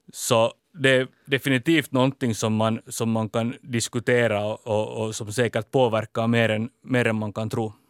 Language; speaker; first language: Swedish; native; Swedish